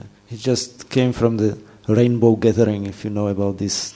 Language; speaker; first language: English; non-native, fluent; Czech